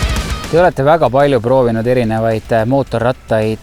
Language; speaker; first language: Estonian; native; Estonian